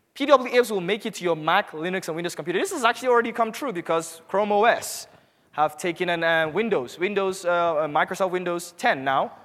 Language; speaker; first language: English; non-native, local second language; Hausa